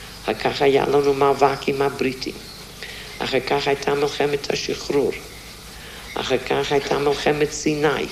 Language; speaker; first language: Hebrew; non-native, fluent; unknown